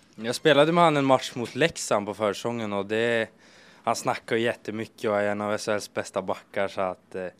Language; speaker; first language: Swedish; native; Swedish